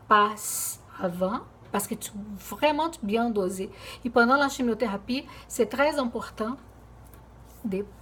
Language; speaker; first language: French; non-native, fluent; Portuguese